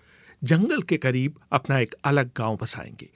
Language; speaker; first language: Hindi; native; Hindi